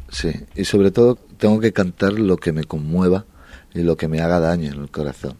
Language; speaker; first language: Spanish; native; Spanish